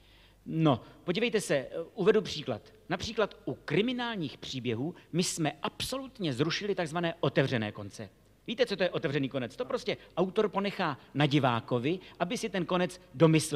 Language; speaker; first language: Czech; native; Czech